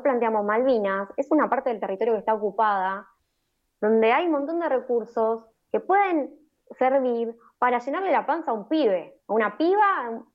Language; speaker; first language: Spanish; native; Spanish